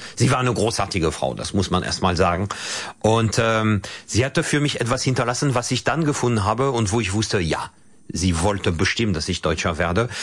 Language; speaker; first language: German; non-native, fluent; French